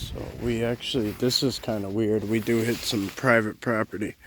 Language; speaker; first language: English; native; English